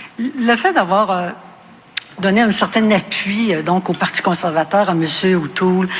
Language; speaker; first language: French; native; French